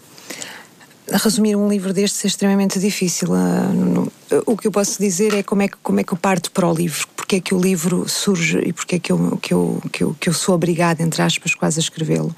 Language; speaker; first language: Portuguese; native; Portuguese